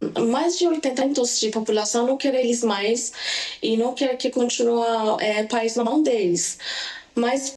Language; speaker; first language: Portuguese; non-native, learner; Persian